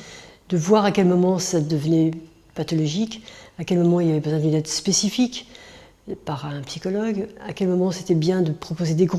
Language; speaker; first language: French; native; French